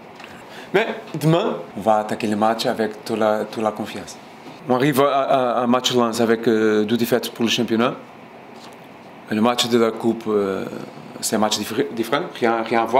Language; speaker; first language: French; non-native, fluent; Portuguese